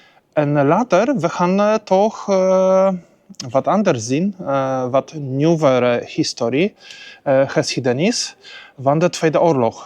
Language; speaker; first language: Dutch; non-native, learner; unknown